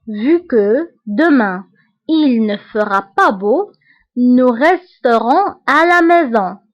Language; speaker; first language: French; non-native, local second language; Arabic